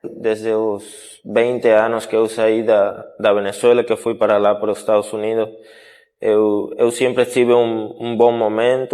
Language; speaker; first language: Portuguese; non-native, fluent; Spanish